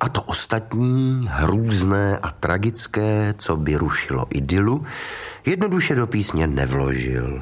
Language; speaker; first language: Czech; native; Czech